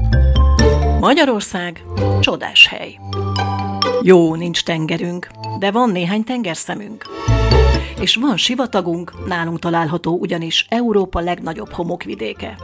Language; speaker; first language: Hungarian; native; Hungarian